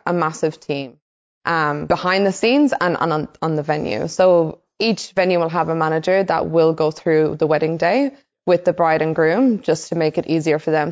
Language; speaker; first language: English; native; English